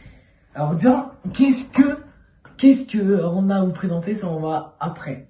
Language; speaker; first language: French; native; French